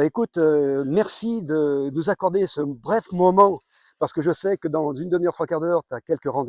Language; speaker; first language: French; native; French